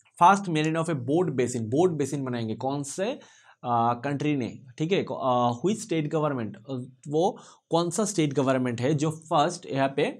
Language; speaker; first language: Hindi; non-native, local second language; Bangla